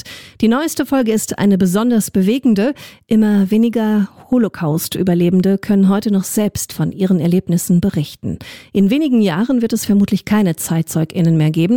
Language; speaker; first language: German; native; German